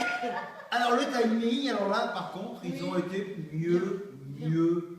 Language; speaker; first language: French; native; French